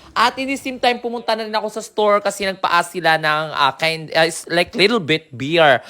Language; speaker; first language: Filipino; non-native, local second language; Surigaonon